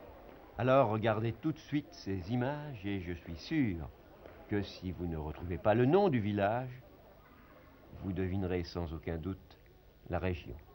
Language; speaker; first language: French; native; French